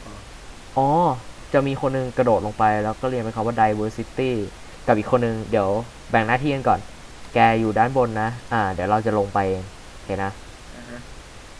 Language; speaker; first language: Thai; native; Thai